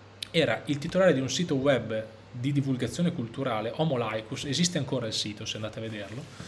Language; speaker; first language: Italian; native; Italian